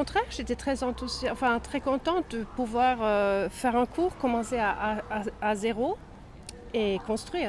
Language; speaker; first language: French; non-native, fluent; Swedish